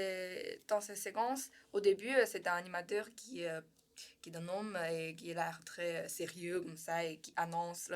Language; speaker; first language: French; non-native, learner; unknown